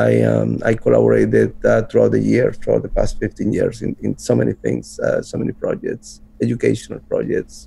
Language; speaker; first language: English; non-native, fluent; Spanish